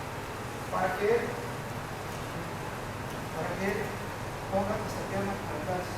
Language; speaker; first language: Spanish; non-native, learner; Portuguese